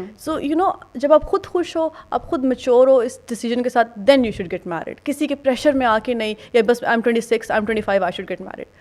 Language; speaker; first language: Urdu; native; Urdu